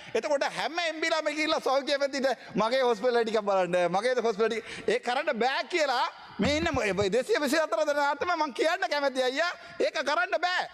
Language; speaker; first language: Sinhala; non-native, local second language; Tamil